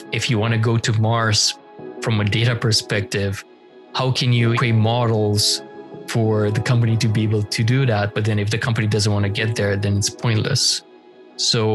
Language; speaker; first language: English; non-native, fluent; Romanian